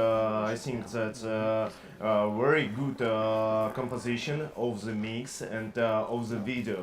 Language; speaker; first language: English; non-native, learner; Russian